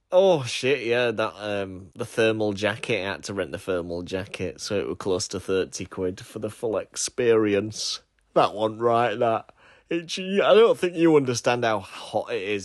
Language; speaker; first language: English; native; English